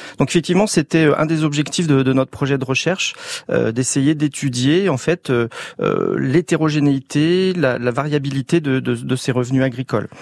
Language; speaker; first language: French; native; French